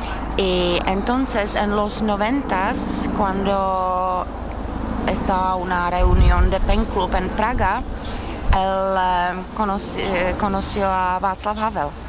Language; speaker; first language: Spanish; non-native, learner; Czech